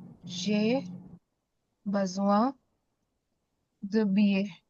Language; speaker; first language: French; non-native, fluent; Hindi